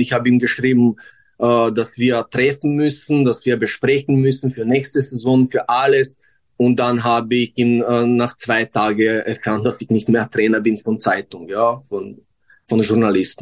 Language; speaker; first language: German; non-native, learner; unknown